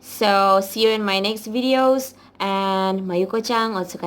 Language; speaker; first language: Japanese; non-native, learner; Indonesian